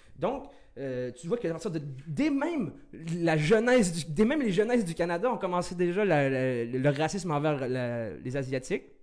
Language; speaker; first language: French; early bilingual, other home language; Arabic